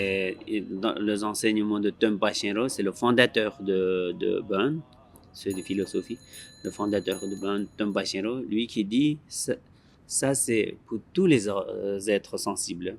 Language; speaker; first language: French; non-native, learner; Tibetan